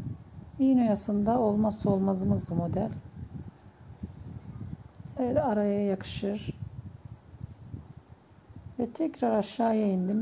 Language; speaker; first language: Turkish; native; Turkish